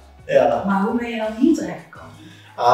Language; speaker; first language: Dutch; native; Dutch